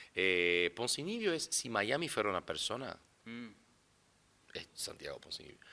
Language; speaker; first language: Spanish; non-native, fluent; Portuguese